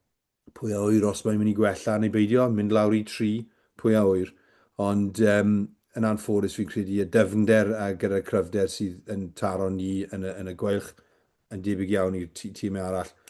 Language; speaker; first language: Welsh; native; Welsh